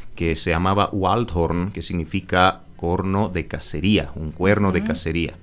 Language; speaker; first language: Spanish; early bilingual, other home language; Armenian